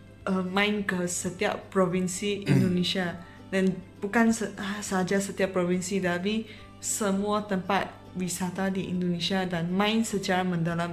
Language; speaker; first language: Indonesian; non-native, fluent; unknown